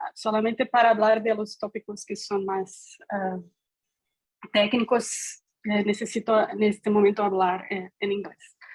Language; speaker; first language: Spanish; non-native, learner; Portuguese